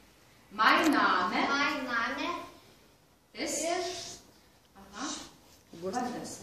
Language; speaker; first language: German; non-native, fluent; Lithuanian